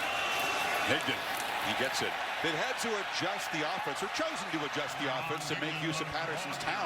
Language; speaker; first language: English; native; English